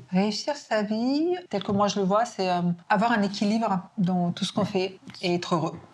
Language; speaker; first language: French; non-native, fluent; Serbian